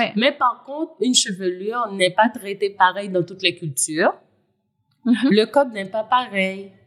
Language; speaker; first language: French; native; French